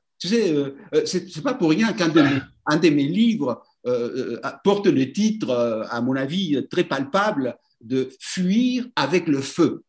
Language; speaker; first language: French; non-native, fluent; Spanish